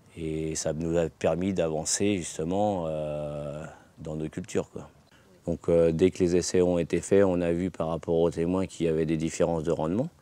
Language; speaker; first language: French; native; French